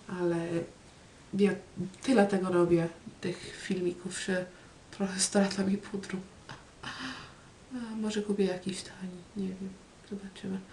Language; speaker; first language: Polish; early bilingual, heritage; Polish